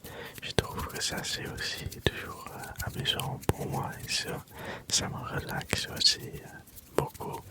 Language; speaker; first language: French; early bilingual, other home language; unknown